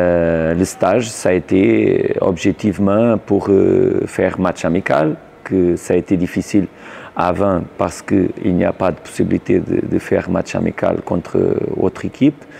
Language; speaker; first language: French; non-native, learner; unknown